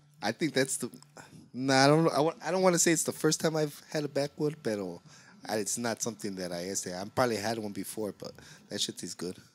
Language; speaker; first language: English; early bilingual, other home language; Spanish